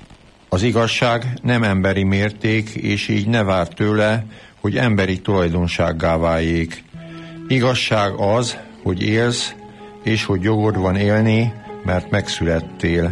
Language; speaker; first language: Hungarian; native; Hungarian